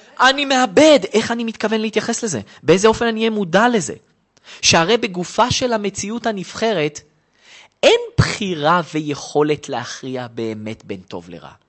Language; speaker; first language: Hebrew; native; Hebrew